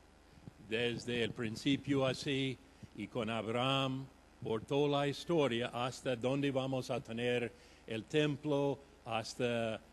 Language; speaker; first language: Spanish; non-native, fluent; English